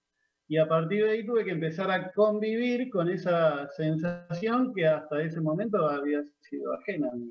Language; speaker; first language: Spanish; native; Spanish